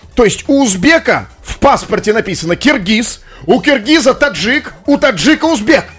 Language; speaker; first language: Russian; native; Russian